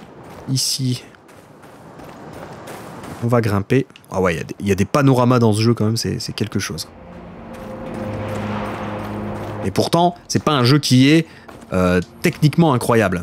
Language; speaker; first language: French; native; French